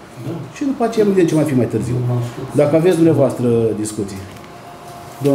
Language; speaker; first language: Romanian; native; Romanian